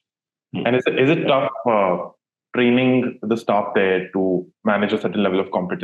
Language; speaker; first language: English; non-native, local second language; Hindi